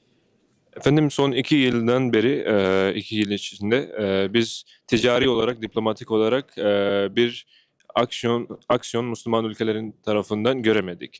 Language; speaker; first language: Turkish; non-native, fluent; Urdu